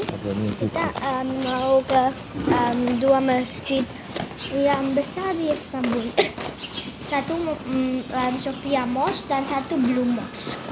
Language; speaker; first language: Indonesian; early bilingual, heritage; Indonesian